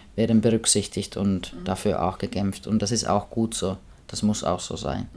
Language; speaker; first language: German; non-native, fluent; Finnish